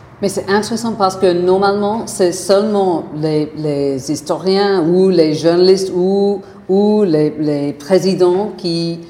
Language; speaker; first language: French; non-native, fluent; English